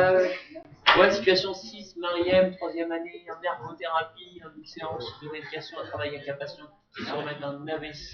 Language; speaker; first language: French; native; French